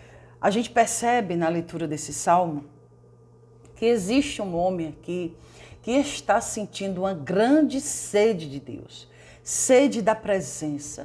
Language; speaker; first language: Portuguese; native; Portuguese